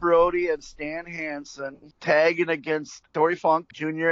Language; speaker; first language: English; native; English